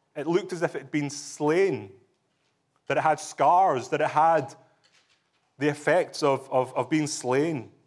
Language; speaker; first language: English; native; English